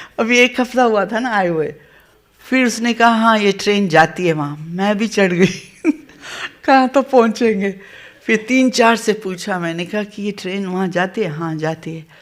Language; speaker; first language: Hindi; non-native, local second language; Gujarati